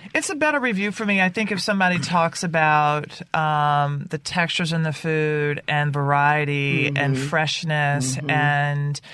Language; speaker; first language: English; native; English